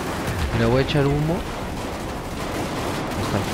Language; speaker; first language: Spanish; native; Spanish